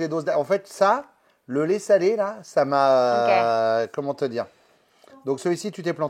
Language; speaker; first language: French; native; French